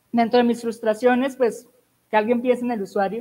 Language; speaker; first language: Spanish; native; Spanish